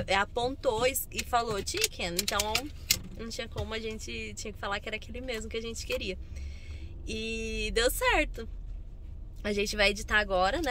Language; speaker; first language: Portuguese; native; Portuguese